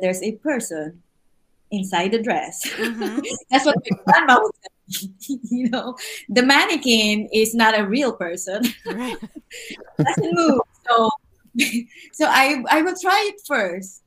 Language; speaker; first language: English; non-native, local second language; Filipino